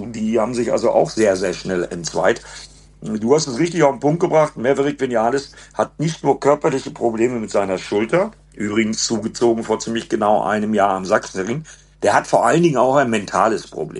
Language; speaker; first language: German; native; German